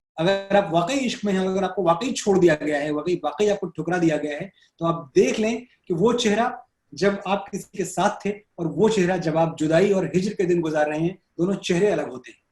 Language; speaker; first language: Hindi; native; Hindi